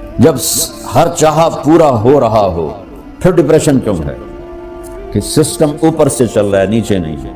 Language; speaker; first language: Urdu; non-native, local second language; Punjabi